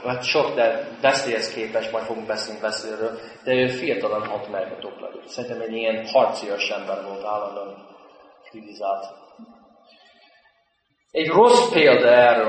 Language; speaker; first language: Hungarian; non-native, fluent; English